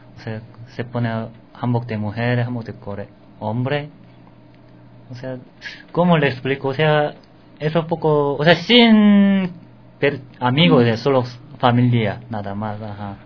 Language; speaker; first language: Spanish; non-native, learner; Korean